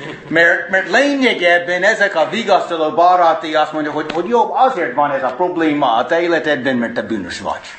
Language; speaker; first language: Hungarian; non-native, fluent; English